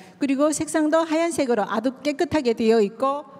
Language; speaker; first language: Korean; native; Korean